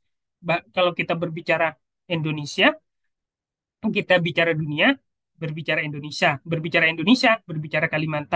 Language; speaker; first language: Indonesian; native; Indonesian